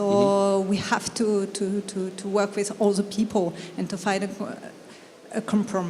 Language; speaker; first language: English; non-native, fluent; French